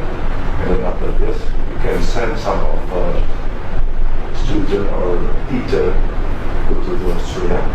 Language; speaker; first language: English; non-native, learner; Indonesian